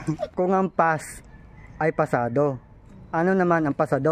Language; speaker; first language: Filipino; native; Filipino